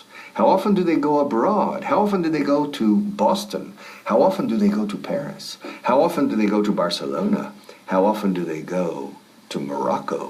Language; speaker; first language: English; non-native, fluent; Spanish